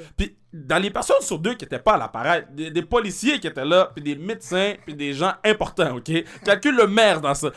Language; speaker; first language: French; native; French